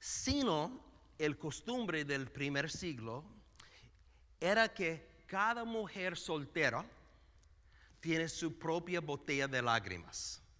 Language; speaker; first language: Spanish; non-native, fluent; English